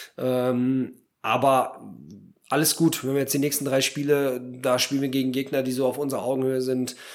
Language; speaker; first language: German; early bilingual, other home language; Polish